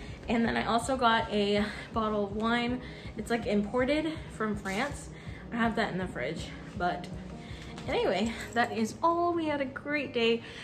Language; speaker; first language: English; early bilingual, other home language; Spanish